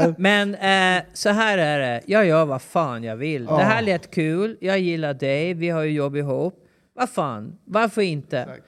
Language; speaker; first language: Swedish; native; Swedish